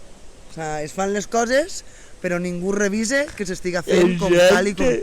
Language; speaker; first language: Catalan; native; Catalan